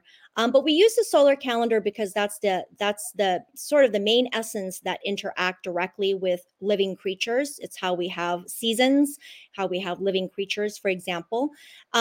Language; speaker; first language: English; non-native, local second language; Cantonese